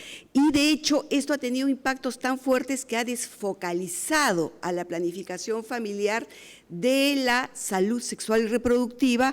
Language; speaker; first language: Spanish; native; Spanish